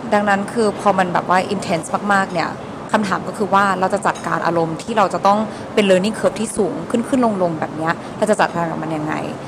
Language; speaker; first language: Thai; early bilingual, heritage; Thai